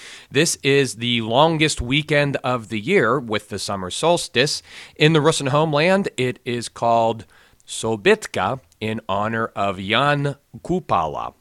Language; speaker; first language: English; native; English